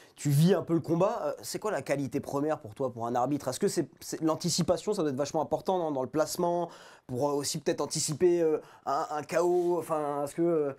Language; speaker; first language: French; native; French